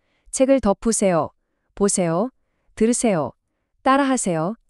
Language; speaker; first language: Korean; non-native, fluent; Filipino